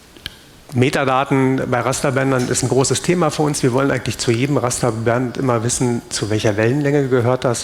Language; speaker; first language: German; native; German